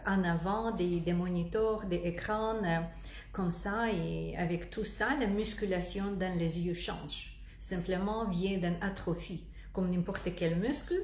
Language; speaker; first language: French; non-native, fluent; Russian